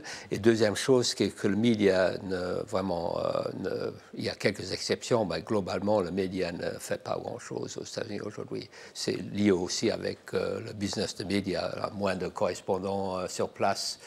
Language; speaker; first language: French; non-native, fluent; English